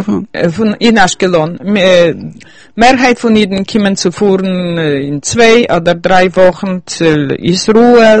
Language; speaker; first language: German; early bilingual, heritage; Yiddish